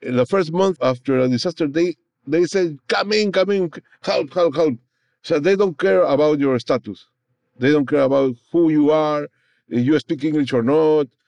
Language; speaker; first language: English; non-native, learner; Spanish